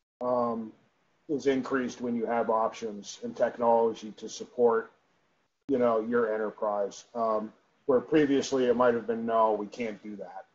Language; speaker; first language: English; native; English